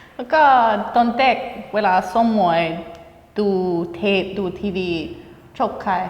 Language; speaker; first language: Thai; non-native, fluent; English